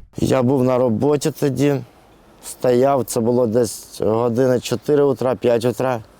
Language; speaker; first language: Ukrainian; non-native, local second language; Russian